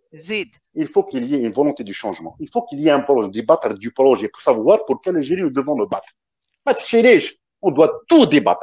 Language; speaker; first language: French; non-native, local second language; Kabyle